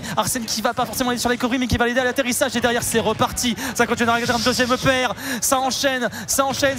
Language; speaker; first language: French; native; French